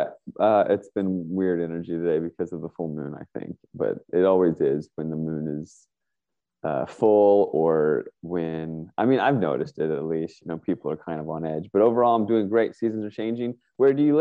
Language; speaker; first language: English; native; English